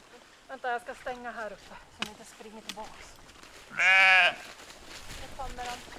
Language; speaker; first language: Swedish; native; Swedish